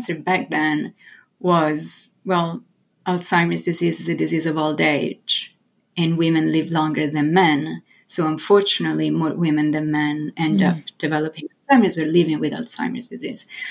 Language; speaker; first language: English; non-native, fluent; Italian